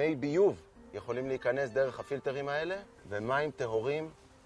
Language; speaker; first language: Hebrew; native; Hebrew